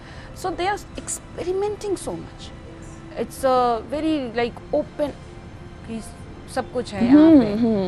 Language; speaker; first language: Hindi; native; Hindi